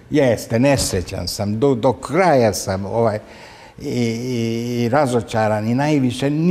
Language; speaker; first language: Serbian; non-native, local second language; Hungarian